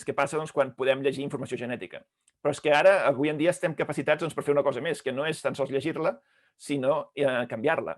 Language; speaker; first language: Catalan; native; Catalan